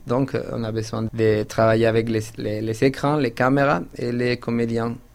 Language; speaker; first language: French; non-native, fluent; Spanish